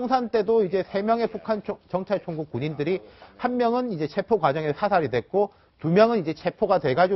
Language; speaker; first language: Korean; native; Korean